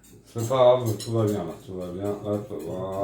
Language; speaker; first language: French; native; French